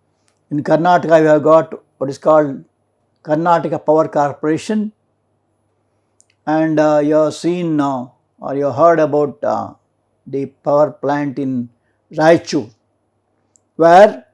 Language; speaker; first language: English; non-native, local second language; Kannada